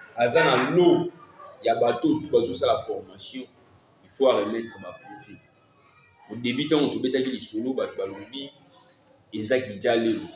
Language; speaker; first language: Lingala; native; Lingala